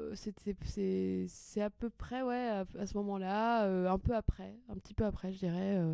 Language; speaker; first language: French; early bilingual, other home language; Portuguese